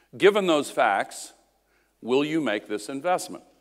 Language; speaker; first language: English; native; English